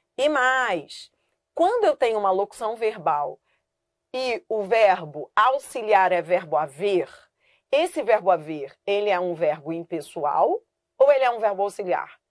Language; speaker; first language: Portuguese; native; Portuguese